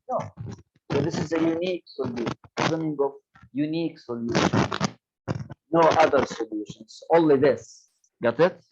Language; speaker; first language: English; non-native, local second language; Arabic